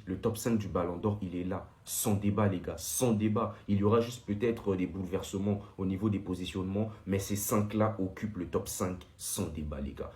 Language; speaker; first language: French; native; French